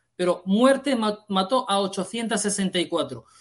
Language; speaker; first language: Spanish; early bilingual, heritage; Arabic